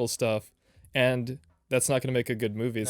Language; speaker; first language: English; native; English